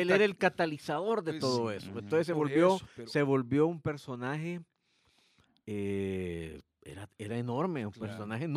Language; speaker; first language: Spanish; native; Spanish